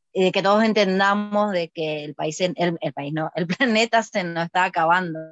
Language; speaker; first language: Spanish; native; Spanish